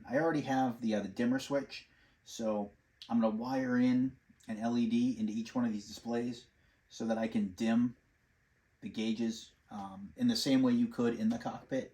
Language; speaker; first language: English; native; English